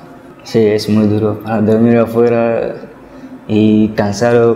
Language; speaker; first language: Spanish; non-native, learner; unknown